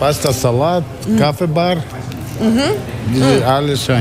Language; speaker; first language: German; non-native, learner; Italian